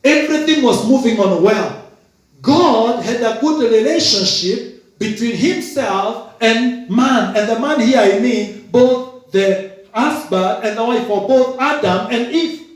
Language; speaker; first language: English; non-native, local second language; Swahili